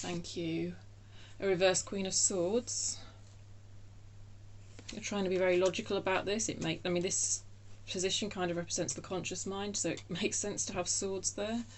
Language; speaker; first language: English; native; English